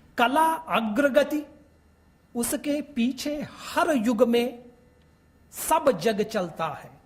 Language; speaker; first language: Hindi; native; Hindi